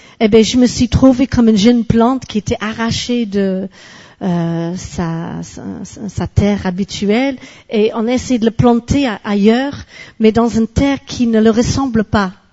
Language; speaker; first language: French; non-native, fluent; English